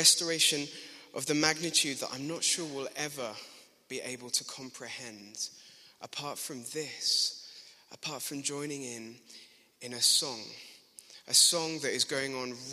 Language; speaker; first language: English; native; English